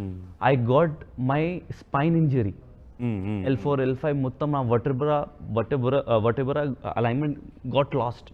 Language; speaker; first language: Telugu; non-native, local second language; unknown